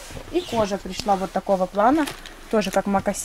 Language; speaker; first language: Russian; native; Russian